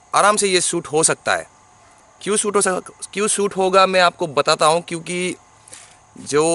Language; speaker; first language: Hindi; non-native, local second language; Bangla